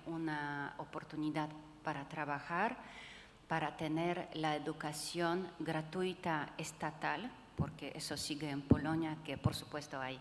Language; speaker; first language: Spanish; non-native, fluent; Polish